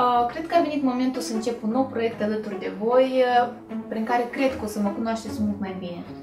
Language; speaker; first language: Romanian; non-native, fluent; Russian